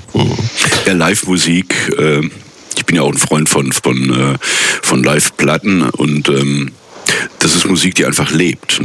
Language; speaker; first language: German; native; German